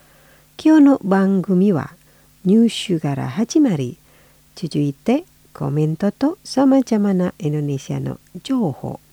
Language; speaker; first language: Japanese; non-native, fluent; Indonesian